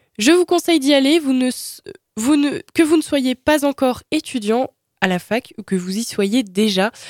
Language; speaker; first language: French; native; French